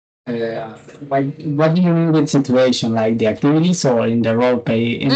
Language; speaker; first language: English; non-native, fluent; Spanish